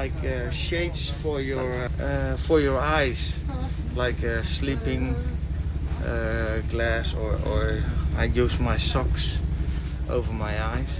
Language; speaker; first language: English; non-native, learner; Dutch